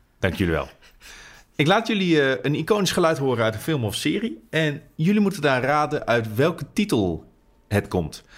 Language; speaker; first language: Dutch; native; Dutch